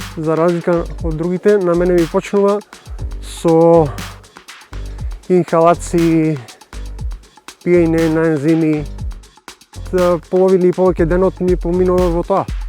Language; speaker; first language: Macedonian; native; Macedonian